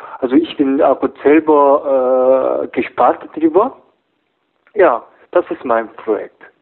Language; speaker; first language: German; non-native, learner; Korean